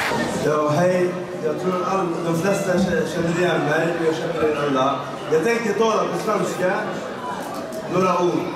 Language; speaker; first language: Swedish; non-native, fluent; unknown